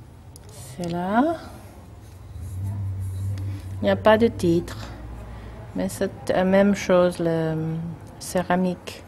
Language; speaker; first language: French; non-native, learner; English